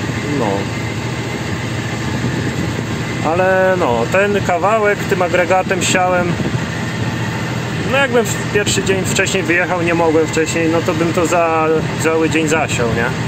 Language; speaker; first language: Polish; native; Polish